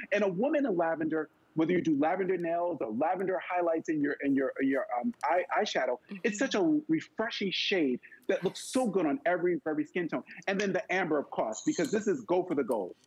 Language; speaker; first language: English; native; English